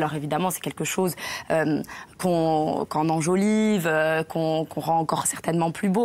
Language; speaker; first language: French; native; French